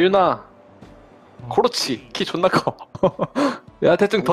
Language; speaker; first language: Korean; native; Korean